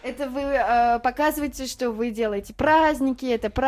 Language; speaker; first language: Russian; non-native, learner; French